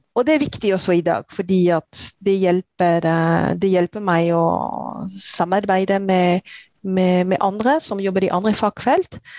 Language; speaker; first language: Norwegian; non-native, fluent; French